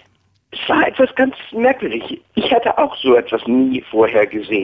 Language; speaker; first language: German; non-native, fluent; English